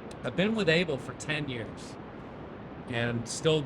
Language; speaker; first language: English; native; English